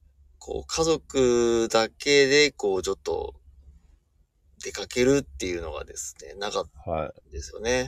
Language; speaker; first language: Japanese; native; Japanese